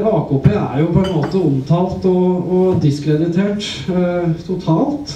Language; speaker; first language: Norwegian; native; Norwegian